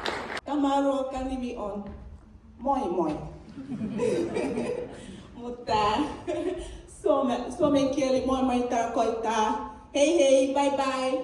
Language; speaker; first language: Finnish; non-native, learner; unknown